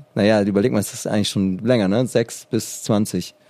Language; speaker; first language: German; native; German